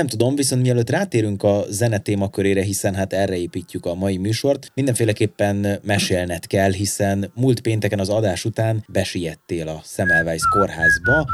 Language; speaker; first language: Hungarian; native; Hungarian